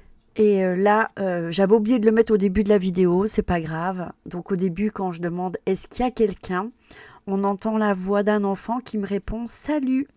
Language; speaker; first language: French; native; French